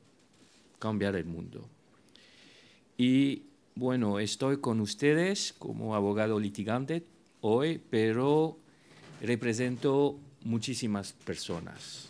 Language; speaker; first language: Spanish; non-native, fluent; French